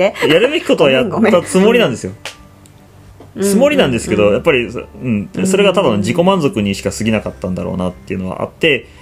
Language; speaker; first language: Japanese; native; Japanese